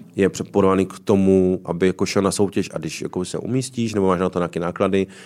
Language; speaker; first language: Czech; native; Czech